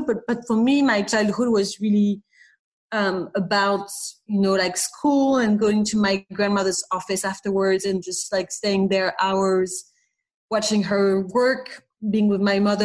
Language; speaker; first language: English; non-native, fluent; French